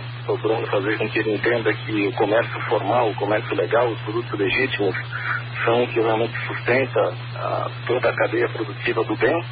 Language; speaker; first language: Portuguese; native; Portuguese